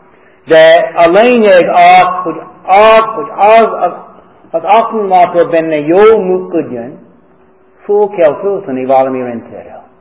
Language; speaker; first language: Hungarian; non-native, learner; English